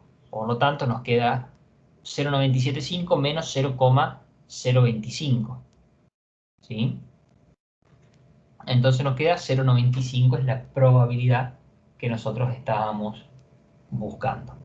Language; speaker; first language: Spanish; native; Spanish